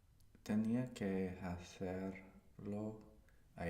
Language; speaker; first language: Spanish; non-native, learner; English